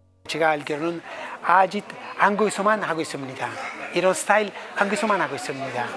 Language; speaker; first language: Korean; non-native, fluent; Italian